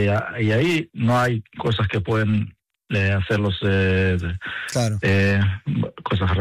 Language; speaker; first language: Spanish; non-native, fluent; Hebrew